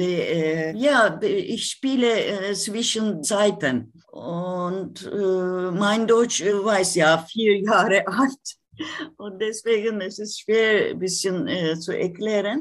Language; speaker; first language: German; non-native, learner; Turkish